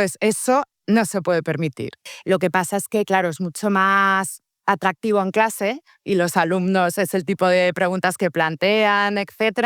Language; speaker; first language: Spanish; native; Spanish